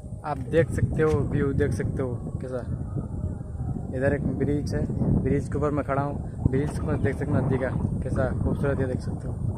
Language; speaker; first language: Hindi; non-native, local second language; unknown